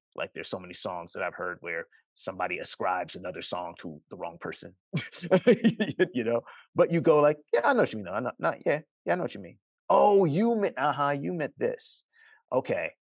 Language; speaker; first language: English; native; English